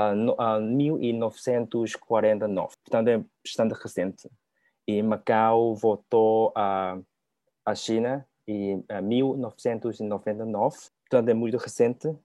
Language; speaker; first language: Portuguese; non-native, learner; Cantonese